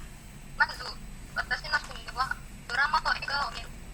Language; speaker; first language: Japanese; non-native, learner; Indonesian